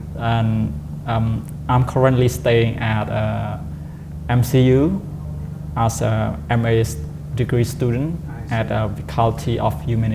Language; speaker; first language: English; non-native, fluent; Khmer